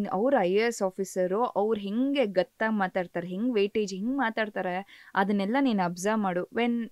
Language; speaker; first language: Kannada; native; Kannada